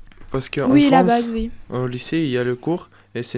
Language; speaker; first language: French; non-native, learner; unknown